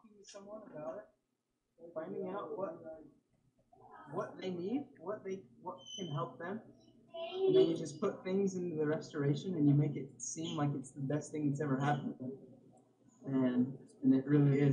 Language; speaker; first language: English; native; English